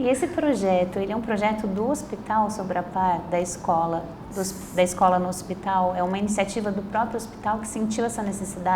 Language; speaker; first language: Portuguese; native; Portuguese